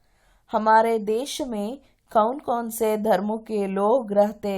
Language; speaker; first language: Hindi; non-native, local second language; Kannada